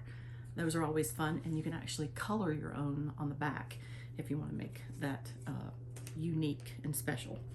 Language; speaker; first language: English; native; English